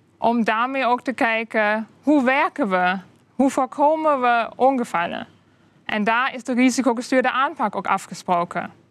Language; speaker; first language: Dutch; non-native, fluent; German